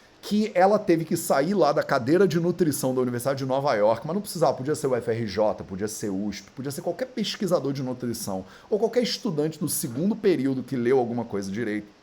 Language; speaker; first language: Portuguese; native; Portuguese